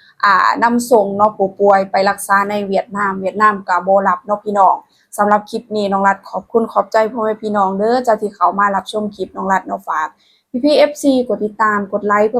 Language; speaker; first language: Thai; non-native, local second language; Lao